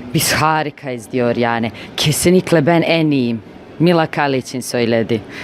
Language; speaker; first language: Turkish; non-native, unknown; Serbian